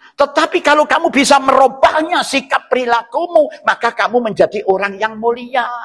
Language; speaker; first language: Indonesian; non-native, local second language; Javanese